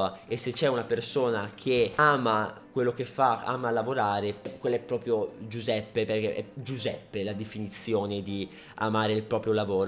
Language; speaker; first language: Italian; native; Italian